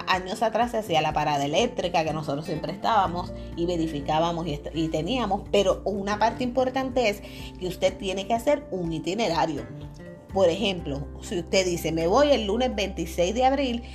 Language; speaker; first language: Spanish; native; Spanish